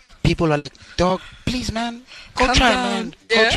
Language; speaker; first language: English; non-native, local second language; Zulu